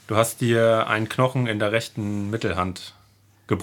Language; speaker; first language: German; native; German